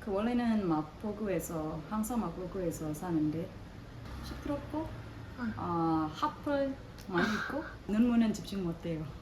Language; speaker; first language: Korean; non-native, learner; Indonesian